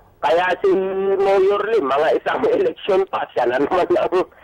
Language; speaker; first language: Filipino; native; Filipino